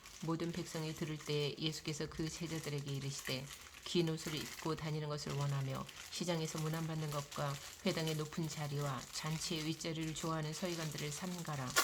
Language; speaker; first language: Korean; native; Korean